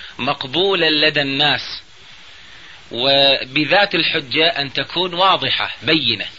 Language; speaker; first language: Arabic; native; Arabic